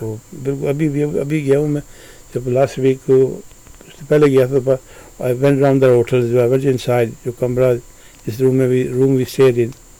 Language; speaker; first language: English; early bilingual, other home language; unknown